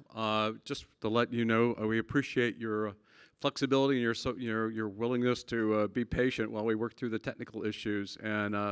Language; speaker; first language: English; native; English